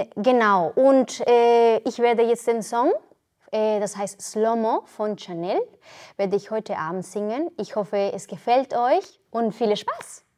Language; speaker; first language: German; non-native, fluent; Spanish